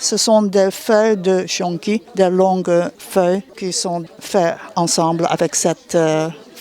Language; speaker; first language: French; non-native, fluent; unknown